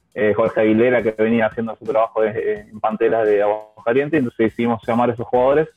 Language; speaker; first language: Spanish; native; Spanish